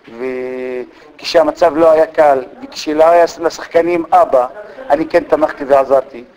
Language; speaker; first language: Hebrew; non-native, local second language; Arabic